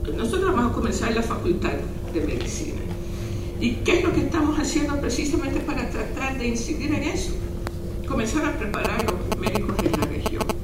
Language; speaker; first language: Spanish; non-native, local second language; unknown